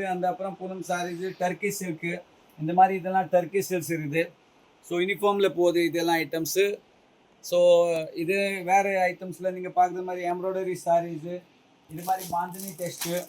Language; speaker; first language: Tamil; non-native, fluent; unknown